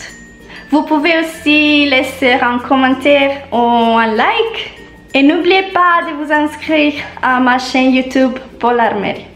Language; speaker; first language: French; non-native, learner; Italian